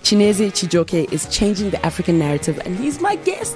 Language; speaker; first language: English; non-native, local second language; Ganda